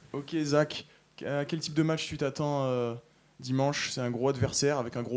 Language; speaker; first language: French; native; French